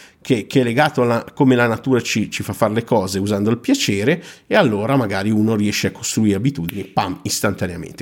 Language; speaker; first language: Italian; native; Italian